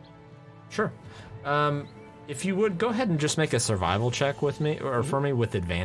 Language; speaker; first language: English; native; English